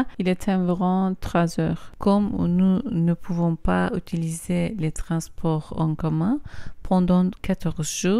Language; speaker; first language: French; non-native, fluent; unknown